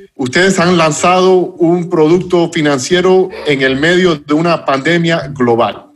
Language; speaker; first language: Spanish; non-native, fluent; English